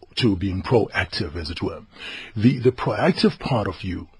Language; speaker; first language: English; non-native, local second language; Zulu